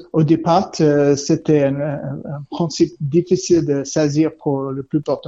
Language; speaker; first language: French; non-native, learner; English